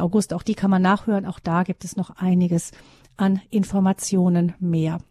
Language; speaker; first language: German; native; German